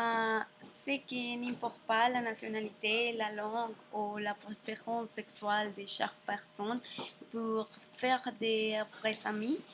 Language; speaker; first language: French; non-native, learner; Spanish